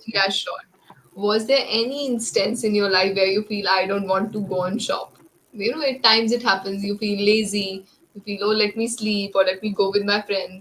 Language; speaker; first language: English; non-native, local second language; Hindi